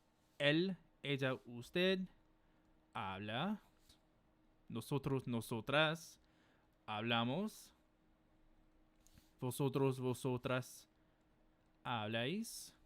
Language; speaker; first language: Spanish; non-native, fluent; English